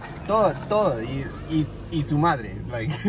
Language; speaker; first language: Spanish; non-native, learner; English